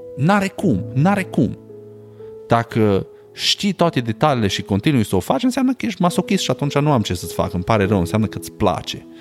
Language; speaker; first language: Romanian; native; Romanian